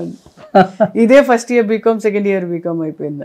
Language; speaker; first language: Telugu; non-native, local second language; Kannada